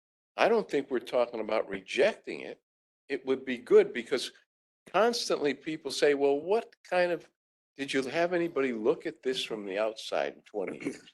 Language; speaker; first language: English; native; English